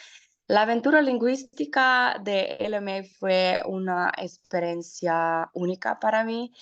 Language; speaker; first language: Spanish; non-native, learner; Slovenian